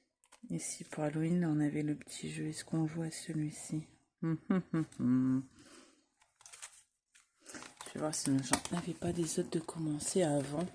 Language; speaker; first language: French; native; French